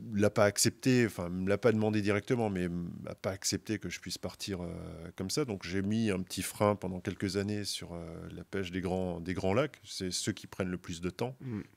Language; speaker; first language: French; native; French